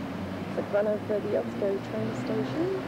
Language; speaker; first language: English; native; English